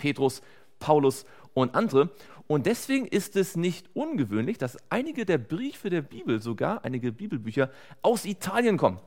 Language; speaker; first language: German; native; German